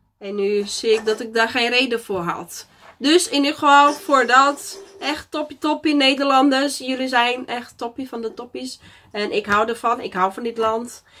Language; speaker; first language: Dutch; non-native, fluent; Portuguese